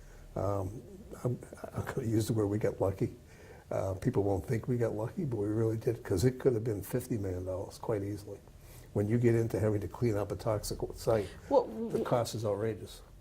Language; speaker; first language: English; native; English